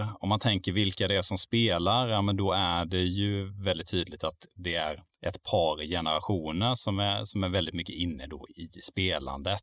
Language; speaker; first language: Swedish; native; Swedish